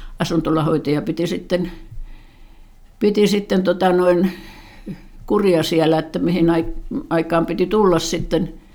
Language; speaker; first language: Finnish; native; Finnish